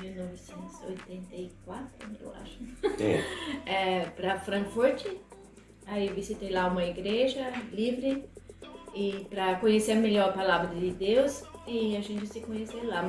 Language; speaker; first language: Portuguese; non-native, fluent; German